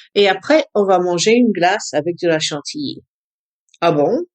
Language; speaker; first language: French; early bilingual, other home language; English